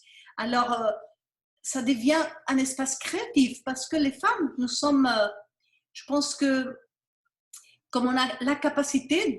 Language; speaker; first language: French; non-native, fluent; Spanish